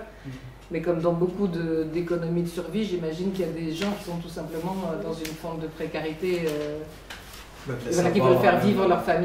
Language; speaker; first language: French; native; French